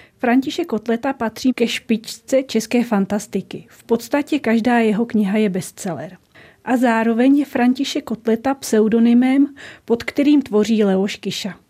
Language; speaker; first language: Czech; native; Czech